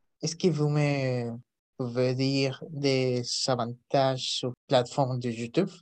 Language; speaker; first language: French; non-native, learner; Spanish